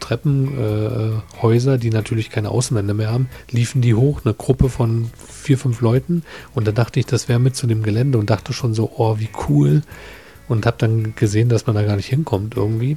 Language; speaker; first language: German; native; German